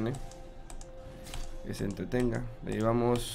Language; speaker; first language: Spanish; native; Spanish